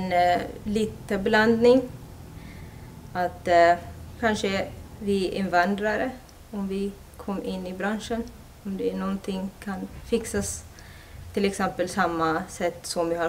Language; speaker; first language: Swedish; non-native, fluent; Amharic